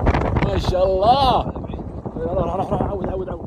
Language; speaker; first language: Arabic; native; Arabic